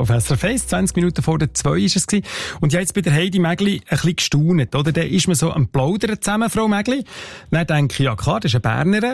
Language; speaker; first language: German; native; German